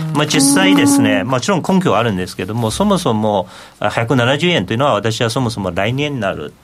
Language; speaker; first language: Japanese; non-native, fluent; Chinese